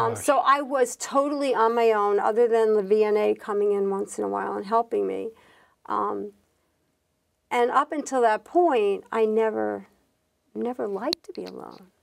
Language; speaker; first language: English; native; English